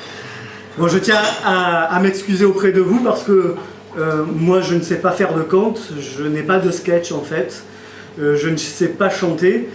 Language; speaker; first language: French; native; French